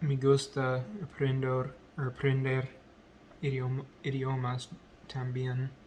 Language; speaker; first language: Spanish; non-native, learner; English